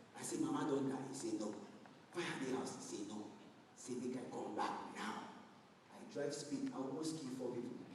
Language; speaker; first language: Nigerian Pidgin; non-native, local second language; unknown